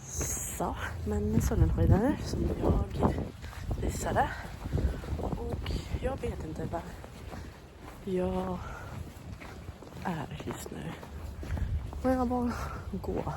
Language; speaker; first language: Swedish; non-native, fluent; English